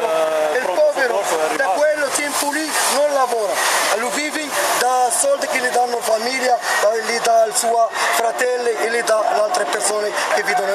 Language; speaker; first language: Italian; non-native, learner; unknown